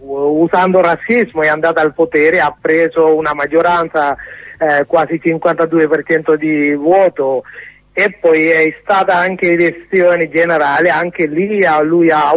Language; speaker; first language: Italian; non-native, learner; Sinhala